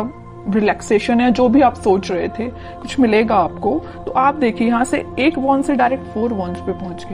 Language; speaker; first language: Hindi; native; Hindi